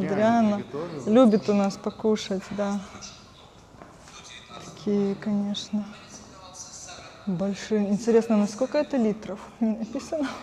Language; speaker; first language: Russian; native; Russian